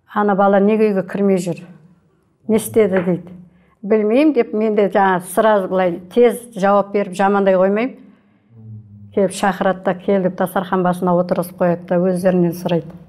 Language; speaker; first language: Kazakh; native; Kazakh